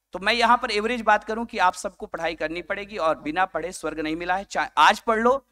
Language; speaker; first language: Hindi; native; Hindi